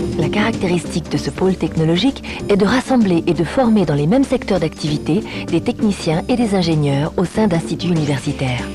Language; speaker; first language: French; native; French